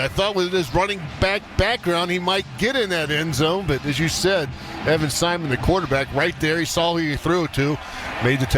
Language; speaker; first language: English; native; English